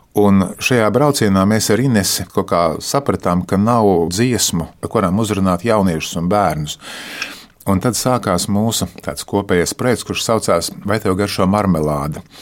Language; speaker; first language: Latvian; native; Latvian